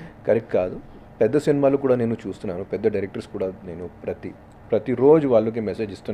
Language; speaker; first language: Telugu; non-native, local second language; Hindi